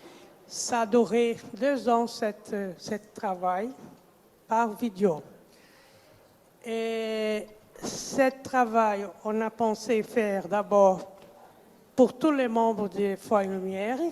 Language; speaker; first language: French; non-native, fluent; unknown